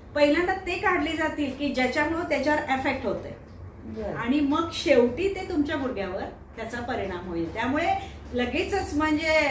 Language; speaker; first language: Marathi; non-native, local second language; Gujarati